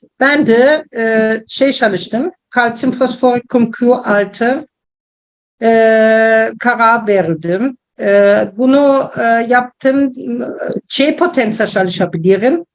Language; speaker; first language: Turkish; non-native, learner; German